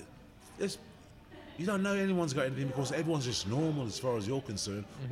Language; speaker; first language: English; native; English